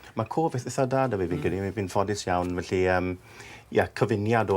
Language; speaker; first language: Welsh; native; Welsh